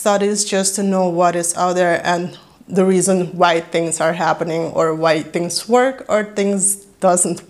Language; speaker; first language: English; non-native, fluent; Papiamento